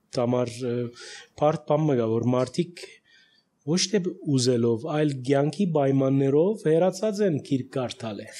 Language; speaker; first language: Armenian; early bilingual, heritage; Armenian